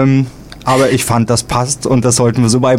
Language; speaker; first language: German; native; German